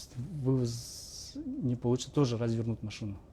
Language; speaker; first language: Russian; non-native, local second language; Kazakh